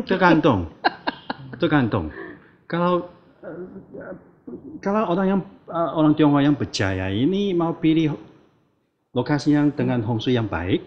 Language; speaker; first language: Indonesian; non-native, learner; Chinese